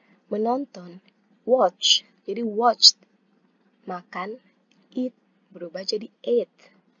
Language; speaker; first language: English; non-native, fluent; Indonesian